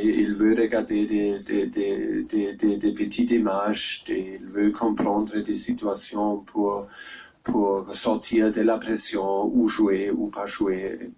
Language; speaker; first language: French; non-native, learner; German